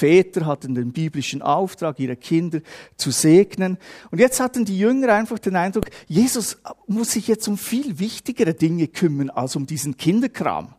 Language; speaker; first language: German; native; German